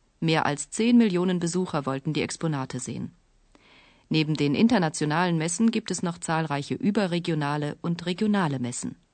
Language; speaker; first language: German; native; German